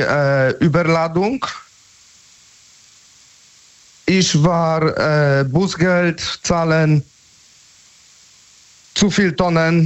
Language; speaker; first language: German; non-native, learner; Polish